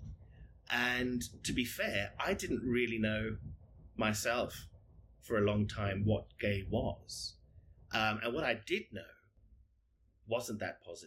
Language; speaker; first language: English; native; English